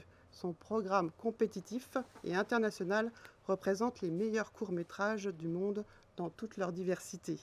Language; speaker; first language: French; native; French